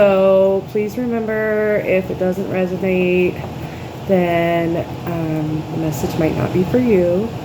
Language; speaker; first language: English; native; English